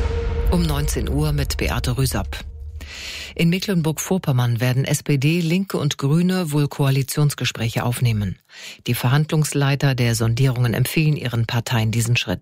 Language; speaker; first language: German; native; German